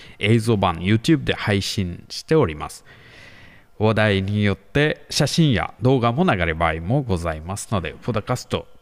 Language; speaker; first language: Japanese; non-native, learner; Bangla